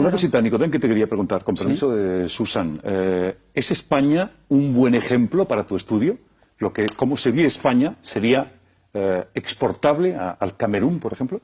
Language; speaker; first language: Spanish; native; Spanish